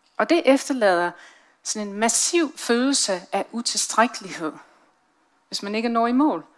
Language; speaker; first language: Danish; non-native, fluent; English